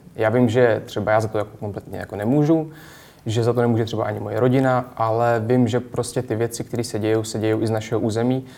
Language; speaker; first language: Czech; non-native, fluent; Russian